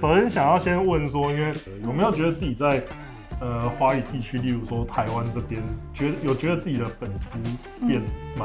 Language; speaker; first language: Chinese; native; Chinese